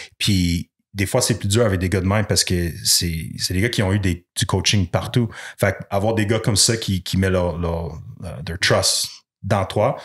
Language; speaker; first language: French; non-native, local second language; English